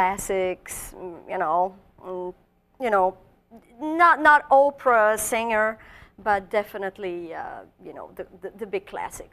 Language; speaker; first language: English; non-native, fluent; French